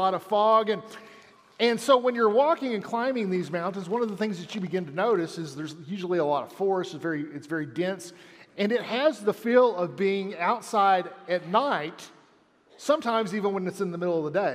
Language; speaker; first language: English; native; English